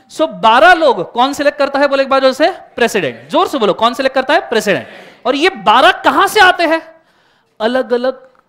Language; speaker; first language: Hindi; non-native, local second language; Marathi